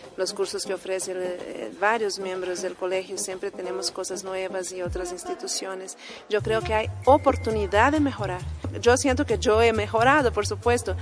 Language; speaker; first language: Spanish; non-native, fluent; Portuguese